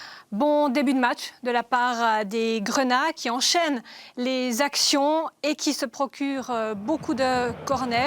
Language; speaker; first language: French; native; French